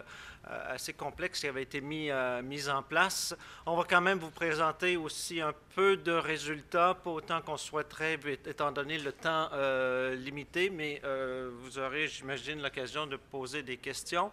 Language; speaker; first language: French; native; French